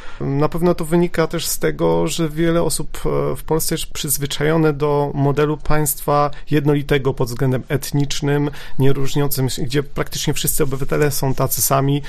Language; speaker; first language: Polish; native; Polish